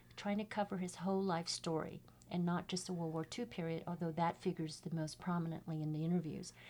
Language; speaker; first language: English; native; English